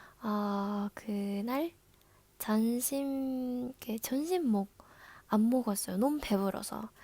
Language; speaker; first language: Korean; non-native, learner; Japanese